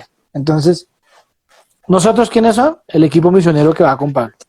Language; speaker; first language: Spanish; native; Spanish